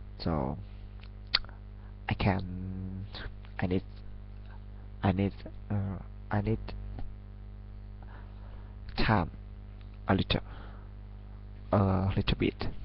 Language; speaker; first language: English; non-native, learner; Vietnamese